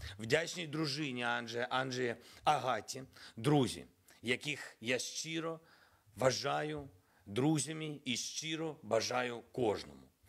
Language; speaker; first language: Ukrainian; non-native, local second language; Russian